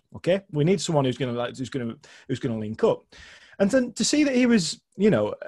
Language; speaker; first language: English; native; English